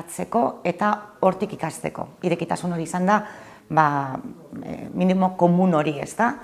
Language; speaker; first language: Basque; native; Basque